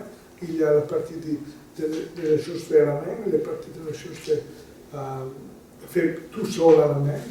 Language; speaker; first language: French; non-native, learner; Italian